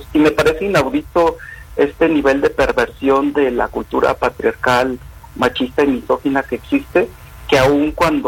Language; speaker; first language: Spanish; native; Spanish